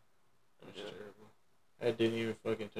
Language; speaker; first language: English; native; English